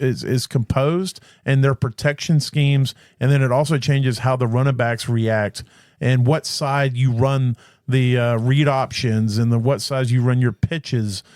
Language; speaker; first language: English; native; English